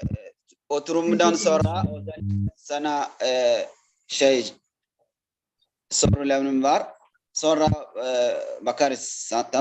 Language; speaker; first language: Turkish; non-native, learner; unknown